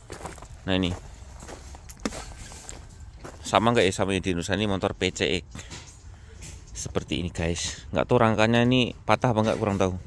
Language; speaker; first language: Indonesian; non-native, local second language; Javanese